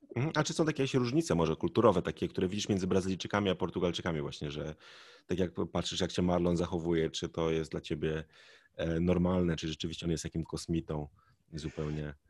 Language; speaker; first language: Polish; native; Polish